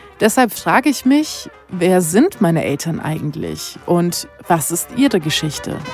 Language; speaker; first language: German; early bilingual, other home language; Romanian